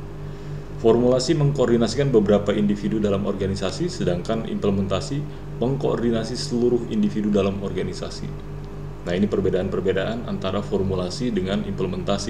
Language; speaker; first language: Indonesian; native; Indonesian